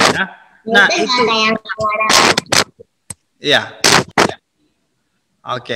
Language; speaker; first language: Indonesian; native; Indonesian